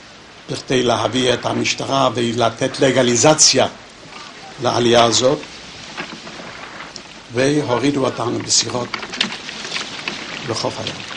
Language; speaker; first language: Hebrew; non-native, fluent; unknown